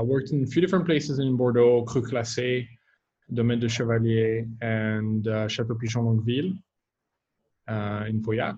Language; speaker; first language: English; non-native, fluent; French